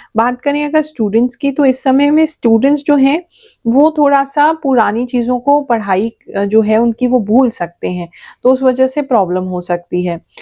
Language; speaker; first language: Hindi; native; Hindi